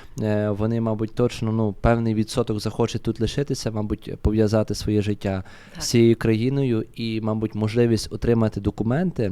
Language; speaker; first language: Ukrainian; native; Ukrainian